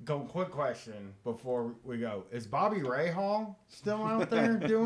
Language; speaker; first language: English; native; English